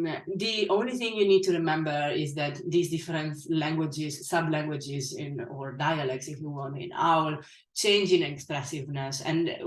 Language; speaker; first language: English; non-native, fluent; Italian